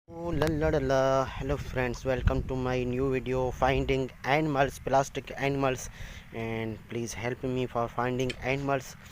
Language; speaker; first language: English; non-native, learner; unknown